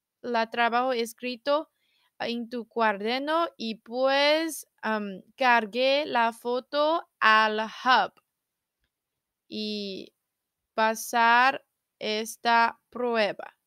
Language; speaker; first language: Spanish; non-native, learner; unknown